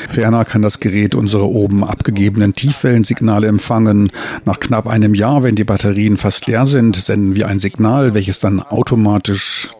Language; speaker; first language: German; native; German